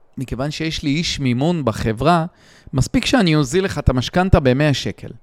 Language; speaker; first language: Hebrew; native; Hebrew